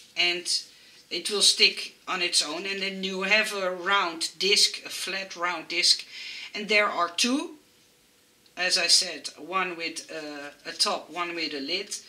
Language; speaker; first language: English; non-native, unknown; Dutch